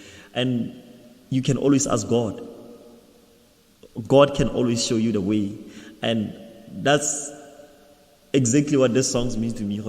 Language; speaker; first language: English; non-native, local second language; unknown